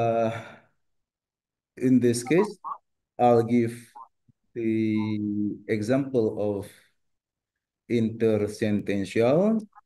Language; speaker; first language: English; non-native, learner; Indonesian